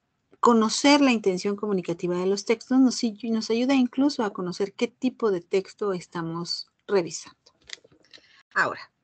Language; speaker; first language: Spanish; native; Spanish